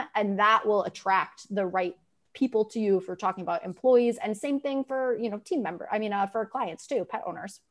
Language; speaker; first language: English; native; English